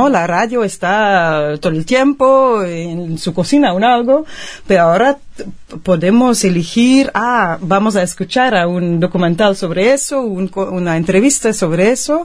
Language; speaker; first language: Spanish; non-native, fluent; Dutch